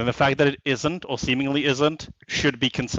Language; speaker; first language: English; native; English